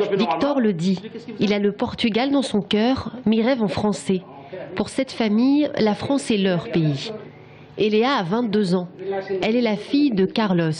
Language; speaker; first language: French; native; French